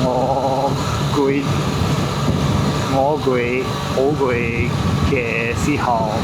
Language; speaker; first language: Cantonese; non-native, learner; English